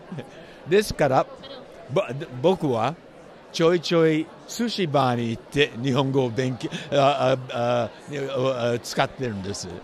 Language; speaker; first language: Japanese; early bilingual, heritage; English